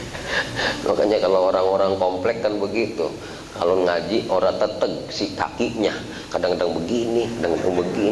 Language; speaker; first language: Indonesian; native; Indonesian